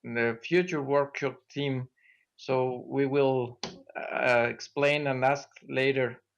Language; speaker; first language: English; non-native, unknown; Spanish